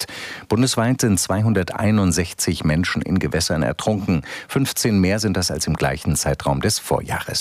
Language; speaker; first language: German; native; German